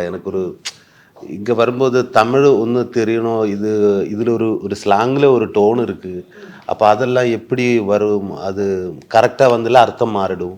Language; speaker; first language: Tamil; non-native, learner; Malayalam